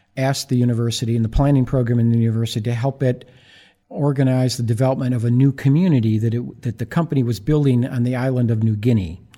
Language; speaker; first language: English; native; English